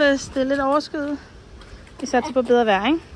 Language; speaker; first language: Danish; native; Danish